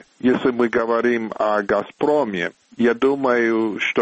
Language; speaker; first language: Russian; non-native, fluent; English